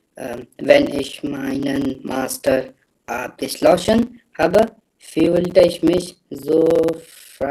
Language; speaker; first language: German; non-native, learner; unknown